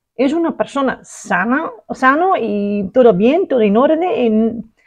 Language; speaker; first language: Spanish; non-native, learner; Dutch